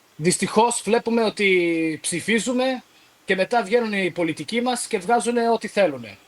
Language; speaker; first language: Greek; early bilingual, heritage; Greek